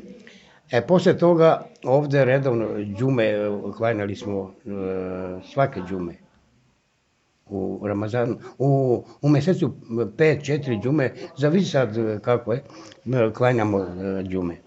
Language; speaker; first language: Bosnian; non-native, local second language; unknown